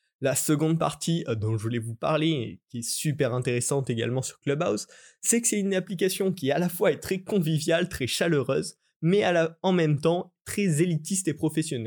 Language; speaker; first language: French; native; French